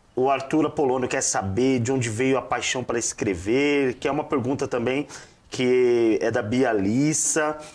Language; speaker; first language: Portuguese; native; Portuguese